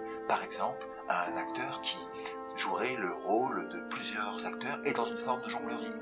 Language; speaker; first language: French; native; French